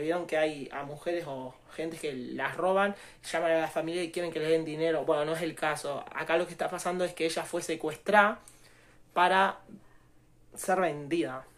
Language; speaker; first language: Spanish; native; Spanish